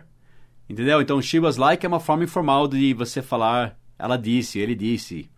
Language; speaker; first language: Portuguese; early bilingual, other home language; English